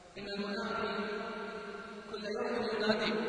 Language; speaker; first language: Arabic; native; Arabic